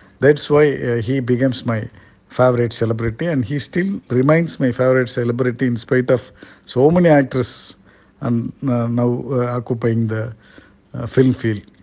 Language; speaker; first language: English; non-native, local second language; Tamil